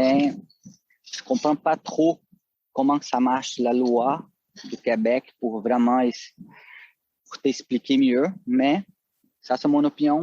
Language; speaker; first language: French; non-native, fluent; Portuguese